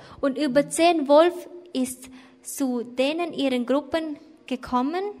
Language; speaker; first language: German; non-native, learner; Thai